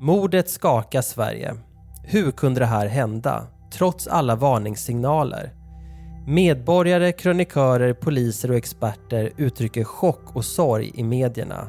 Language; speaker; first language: Swedish; native; Swedish